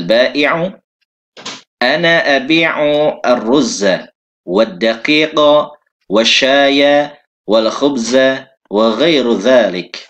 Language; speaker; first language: Arabic; non-native, fluent; Indonesian